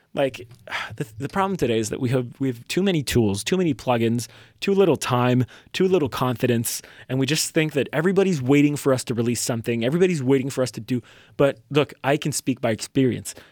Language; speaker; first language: English; non-native, fluent; French